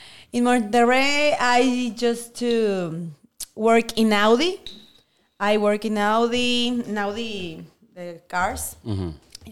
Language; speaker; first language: English; non-native, learner; Spanish